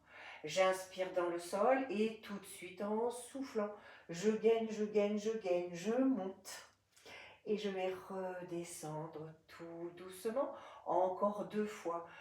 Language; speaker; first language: French; native; French